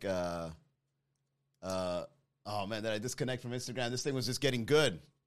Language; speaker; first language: English; native; English